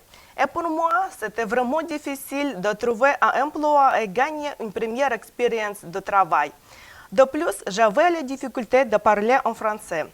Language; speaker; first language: French; non-native, learner; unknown